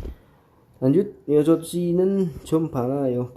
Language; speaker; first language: Korean; non-native, fluent; Indonesian